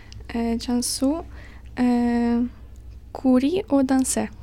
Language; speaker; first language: French; non-native, learner; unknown